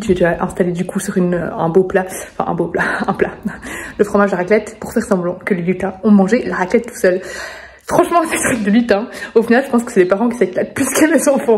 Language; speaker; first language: French; native; French